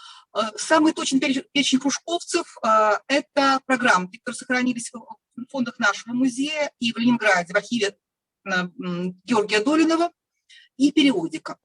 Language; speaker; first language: Russian; native; Russian